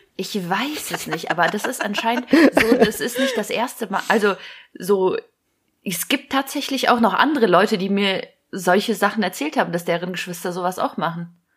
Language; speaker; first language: German; early bilingual, other home language; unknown